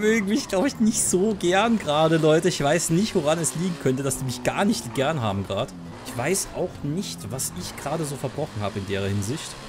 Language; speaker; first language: German; native; German